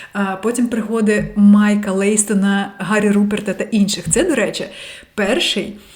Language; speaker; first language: Ukrainian; non-native, local second language; Russian